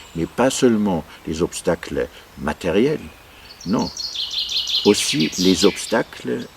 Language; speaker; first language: French; non-native, local second language; Luxembourgish